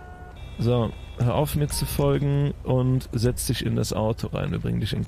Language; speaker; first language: German; native; German